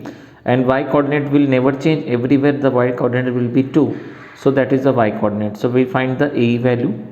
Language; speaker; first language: English; non-native, local second language; Hindi